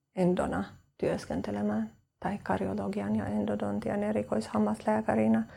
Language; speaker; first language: Finnish; non-native, fluent; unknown